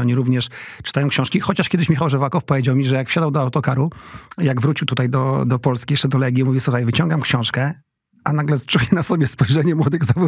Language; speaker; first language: Polish; native; Polish